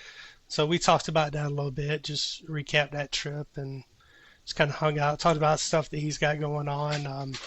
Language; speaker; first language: English; native; English